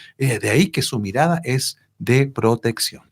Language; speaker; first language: Spanish; native; Spanish